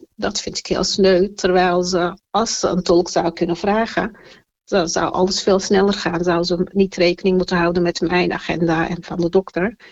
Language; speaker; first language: Dutch; early bilingual, other home language; Turkish